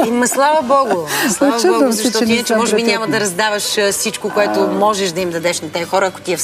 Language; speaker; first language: Bulgarian; native; Bulgarian